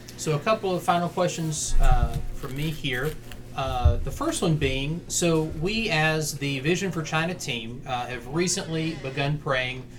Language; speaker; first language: English; native; English